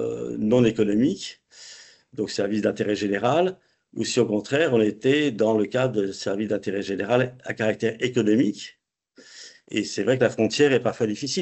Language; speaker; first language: French; native; French